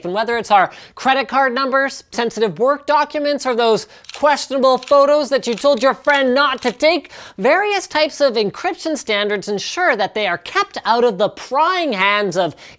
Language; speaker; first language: English; native; English